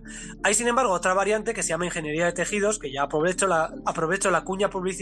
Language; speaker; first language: Spanish; native; Spanish